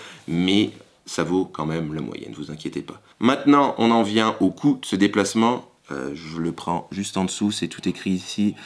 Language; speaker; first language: French; native; French